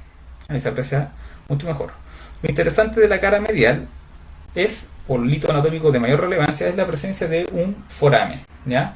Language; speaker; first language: Spanish; native; Spanish